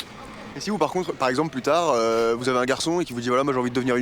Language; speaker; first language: French; native; French